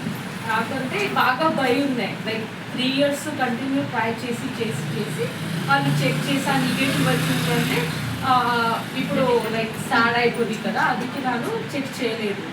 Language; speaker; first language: Telugu; non-native, learner; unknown